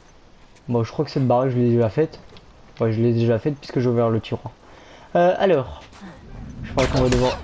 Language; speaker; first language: French; native; French